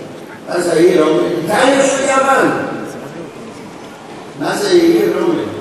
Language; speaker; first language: Hebrew; non-native, fluent; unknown